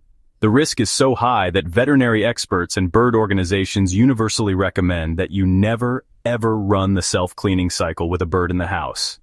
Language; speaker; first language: English; native; English